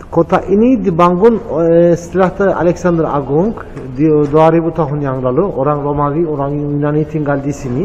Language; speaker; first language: Indonesian; non-native, learner; Turkish